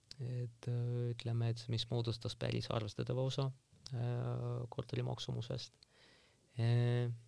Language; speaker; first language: Estonian; non-native, local second language; Russian